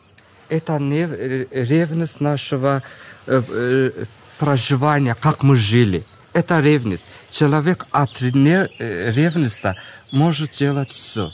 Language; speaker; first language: Russian; non-native, local second language; Azerbaijani